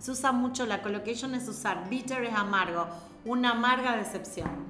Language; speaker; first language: Spanish; native; Spanish